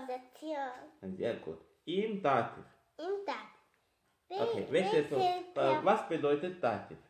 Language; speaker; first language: German; non-native, fluent; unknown